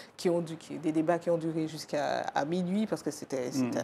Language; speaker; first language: French; native; French